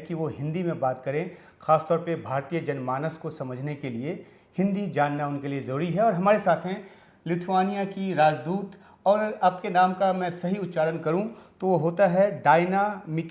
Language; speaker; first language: Hindi; native; Hindi